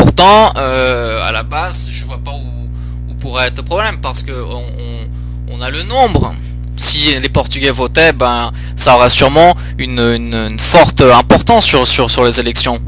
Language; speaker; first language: French; early bilingual, other home language; Portuguese